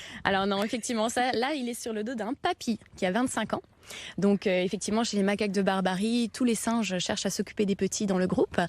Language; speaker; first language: French; native; French